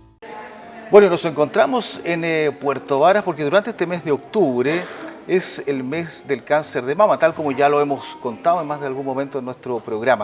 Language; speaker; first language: Spanish; native; Spanish